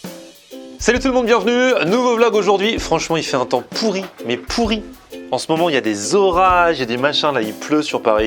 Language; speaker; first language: French; native; French